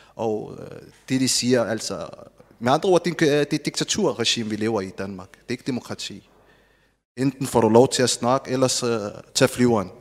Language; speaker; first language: Danish; non-native, fluent; Arabic